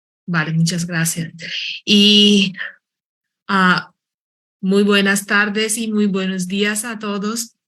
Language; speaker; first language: Spanish; non-native, fluent; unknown